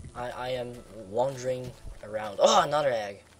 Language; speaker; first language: English; non-native, fluent; Dutch